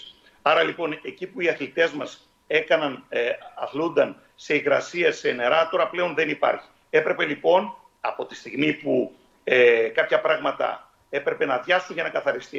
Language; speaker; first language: Greek; native; Greek